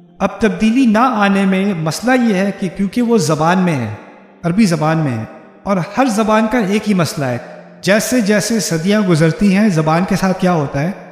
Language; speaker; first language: Urdu; early bilingual, heritage; Urdu